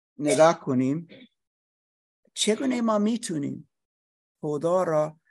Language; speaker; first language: Persian; non-native, learner; English